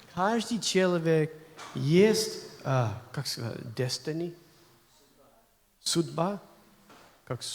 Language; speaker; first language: Russian; non-native, learner; English